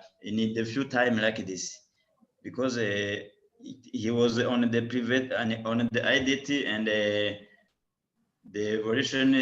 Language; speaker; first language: English; non-native, learner; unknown